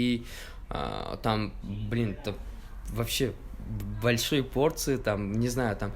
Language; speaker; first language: Russian; non-native, local second language; Uzbek